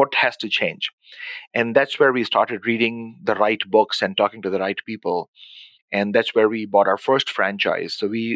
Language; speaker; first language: English; non-native, local second language; Urdu